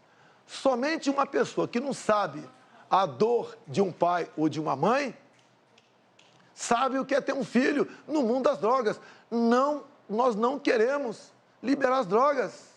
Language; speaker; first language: Portuguese; native; Portuguese